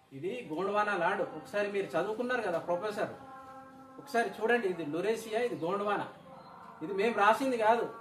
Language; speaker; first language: Telugu; non-native, local second language; Gondi